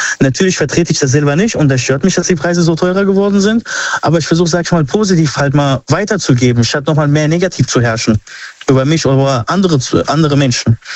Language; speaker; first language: German; non-native, fluent; Arabic